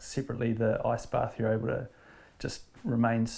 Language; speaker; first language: English; native; English